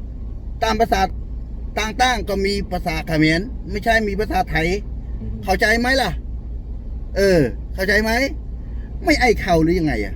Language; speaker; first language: Thai; non-native, fluent; Khmer